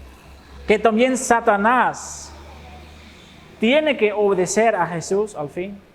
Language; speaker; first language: Spanish; non-native, fluent; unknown